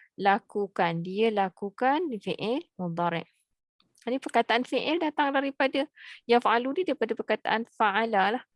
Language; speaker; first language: Malay; native; Malay